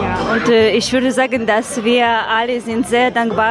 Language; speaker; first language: German; non-native, learner; Ukrainian